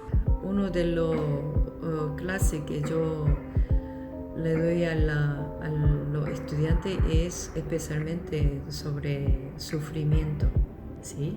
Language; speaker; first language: Spanish; non-native, local second language; Korean